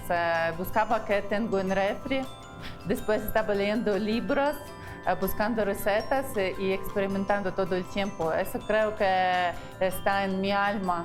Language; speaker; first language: Spanish; non-native, learner; Ukrainian